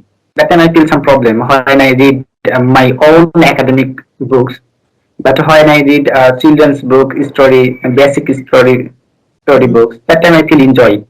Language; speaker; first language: English; non-native, learner; Bangla